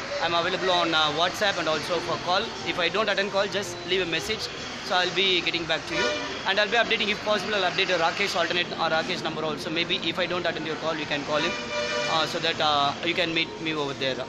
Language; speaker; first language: English; non-native, local second language; Tamil